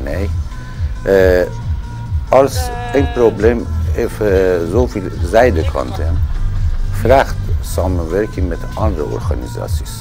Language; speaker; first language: Dutch; non-native, learner; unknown